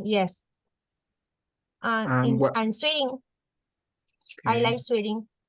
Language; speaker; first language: English; non-native, learner; Spanish